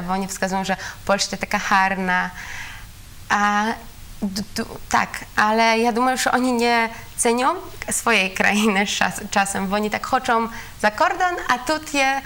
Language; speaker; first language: Ukrainian; non-native, learner; Polish